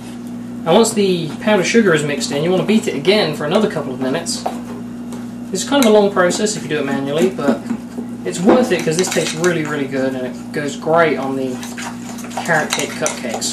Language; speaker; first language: English; native; English